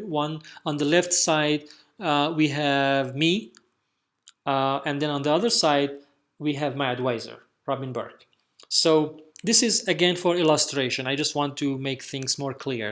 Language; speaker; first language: English; non-native, fluent; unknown